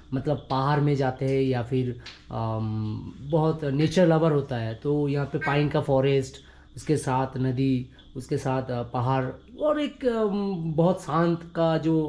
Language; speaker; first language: Hindi; non-native, local second language; Bangla